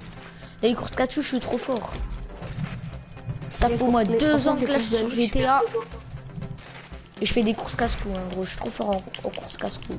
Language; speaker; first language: French; native; French